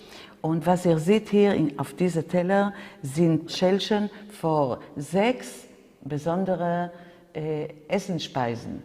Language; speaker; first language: German; non-native, fluent; Hebrew